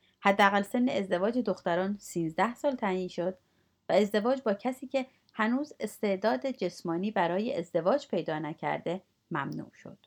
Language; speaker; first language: Persian; native; Persian